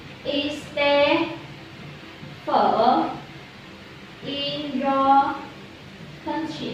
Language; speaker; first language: English; non-native, learner; Vietnamese